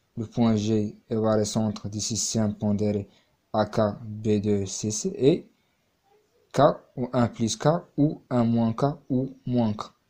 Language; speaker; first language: French; non-native, local second language; Arabic